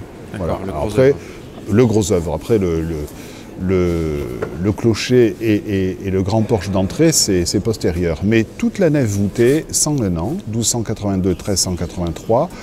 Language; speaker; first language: French; native; French